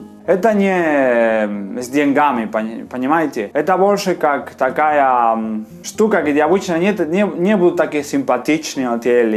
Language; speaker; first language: Russian; non-native, fluent; Spanish